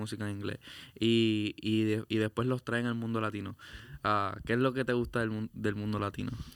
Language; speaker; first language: Spanish; early bilingual, heritage; Spanish